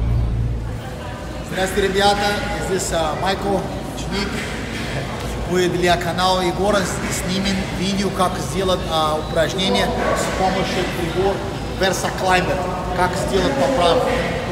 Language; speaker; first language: Russian; non-native, learner; Portuguese